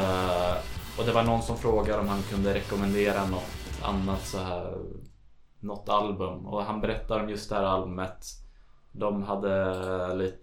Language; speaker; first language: Swedish; native; Swedish